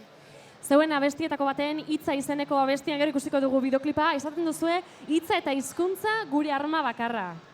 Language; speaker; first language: Basque; native; Basque